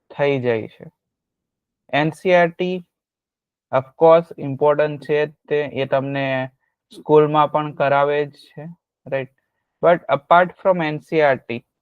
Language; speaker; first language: Gujarati; native; Gujarati